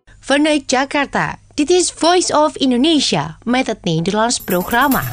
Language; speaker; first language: Dutch; non-native, fluent; Indonesian